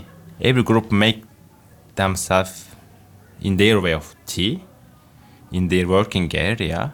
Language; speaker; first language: English; non-native, fluent; Turkish